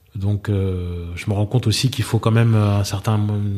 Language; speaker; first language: French; native; French